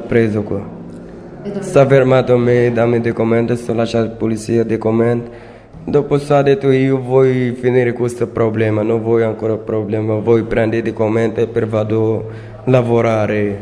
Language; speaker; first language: Italian; non-native, learner; Arabic